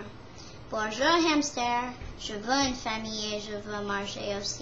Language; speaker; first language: French; non-native, learner; English